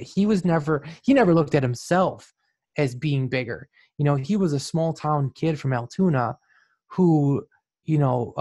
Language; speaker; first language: English; native; English